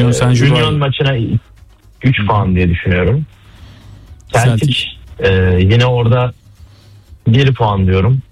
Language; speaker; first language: Turkish; native; Turkish